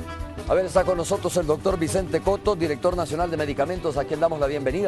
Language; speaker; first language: Spanish; native; Spanish